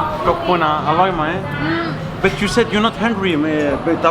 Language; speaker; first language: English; non-native, learner; French